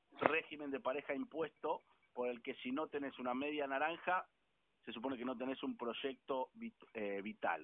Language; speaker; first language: Spanish; native; Spanish